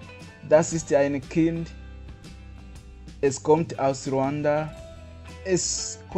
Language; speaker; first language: German; non-native, fluent; Kinyarwanda